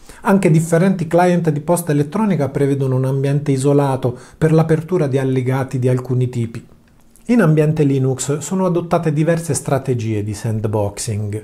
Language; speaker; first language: Italian; native; Italian